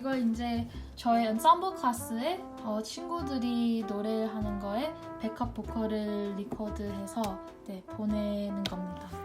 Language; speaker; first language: Korean; early bilingual, heritage; Korean